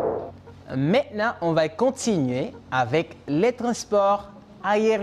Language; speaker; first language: French; non-native, fluent; Spanish